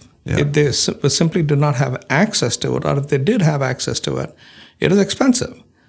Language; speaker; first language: English; non-native, local second language; Malayalam